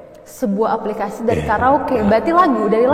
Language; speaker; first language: Indonesian; native; Indonesian